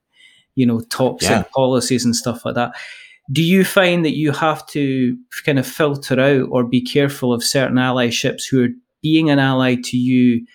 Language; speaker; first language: English; native; English